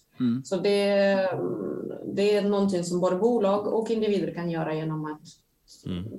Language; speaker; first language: Swedish; non-native, fluent; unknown